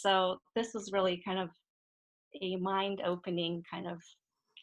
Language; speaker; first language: English; native; English